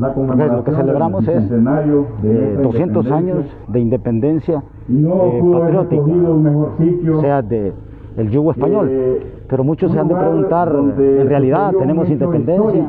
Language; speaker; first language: Spanish; native; Spanish